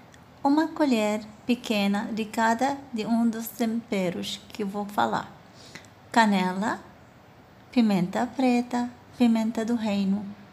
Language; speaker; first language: Portuguese; non-native, fluent; Arabic